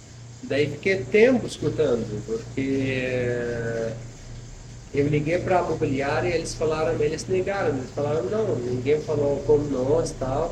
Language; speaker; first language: Portuguese; non-native, fluent; Arabic